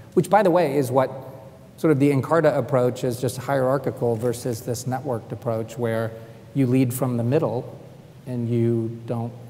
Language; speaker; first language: English; native; English